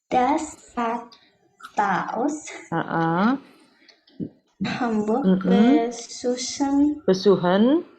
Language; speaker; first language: German; non-native, learner; Indonesian